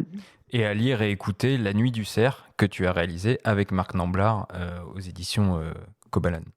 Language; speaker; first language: French; native; French